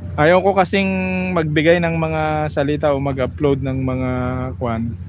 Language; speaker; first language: Filipino; non-native, local second language; Iloko